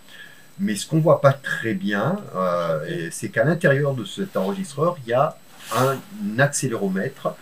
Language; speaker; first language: French; native; French